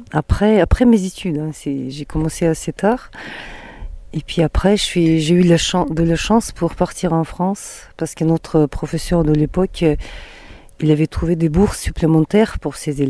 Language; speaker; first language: French; non-native, fluent; Mongolian